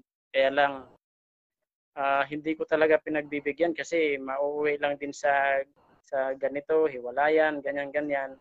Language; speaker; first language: Filipino; native; Filipino